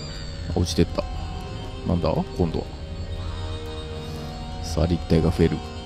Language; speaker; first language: Japanese; native; Japanese